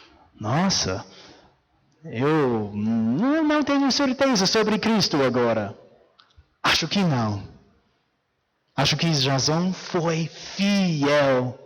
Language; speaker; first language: Portuguese; non-native, fluent; English